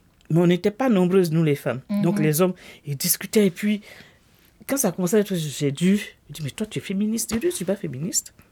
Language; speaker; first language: French; non-native, local second language; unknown